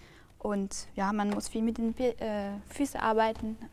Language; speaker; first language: German; non-native, fluent; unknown